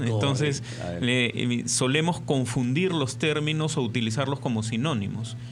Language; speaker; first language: Spanish; native; Spanish